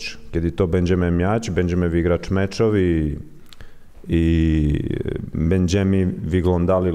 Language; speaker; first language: Polish; non-native, learner; Croatian